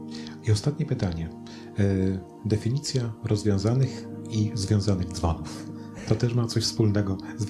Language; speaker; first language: Polish; native; Polish